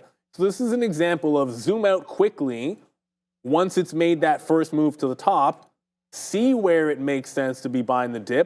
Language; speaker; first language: English; native; English